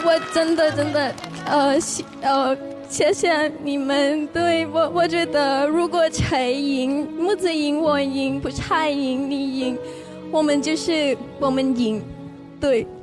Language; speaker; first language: Chinese; non-native, learner; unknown